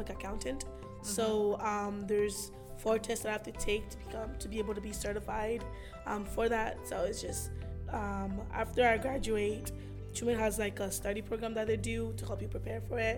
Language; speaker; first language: English; early bilingual, other home language; Ewe